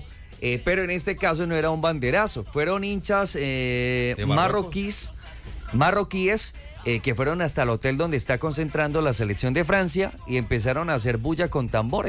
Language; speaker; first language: Spanish; native; Spanish